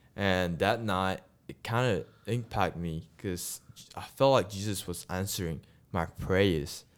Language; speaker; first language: English; non-native, local second language; Chinese